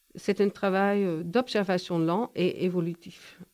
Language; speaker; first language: French; non-native, fluent; Dutch